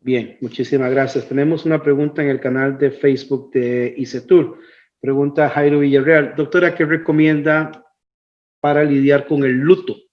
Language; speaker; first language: Spanish; native; Spanish